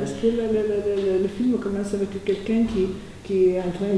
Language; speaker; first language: French; non-native, fluent; Italian